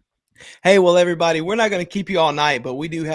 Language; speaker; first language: English; native; English